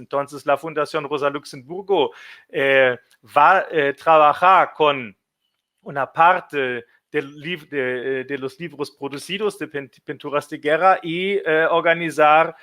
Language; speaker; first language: Spanish; non-native, fluent; German